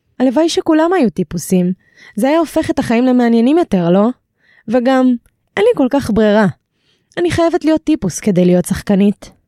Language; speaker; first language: Hebrew; native; Hebrew